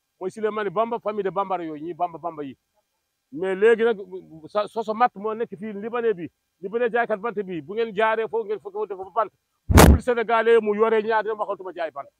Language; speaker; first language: Wolof; non-native, local second language; Fula